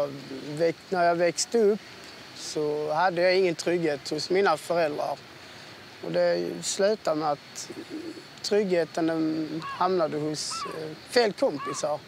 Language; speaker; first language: Swedish; early bilingual, other home language; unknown